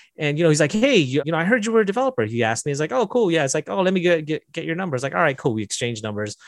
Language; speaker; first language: English; native; English